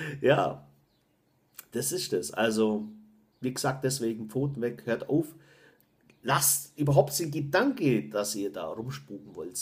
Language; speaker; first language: German; native; German